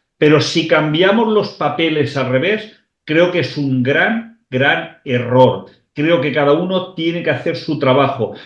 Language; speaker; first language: Spanish; native; Spanish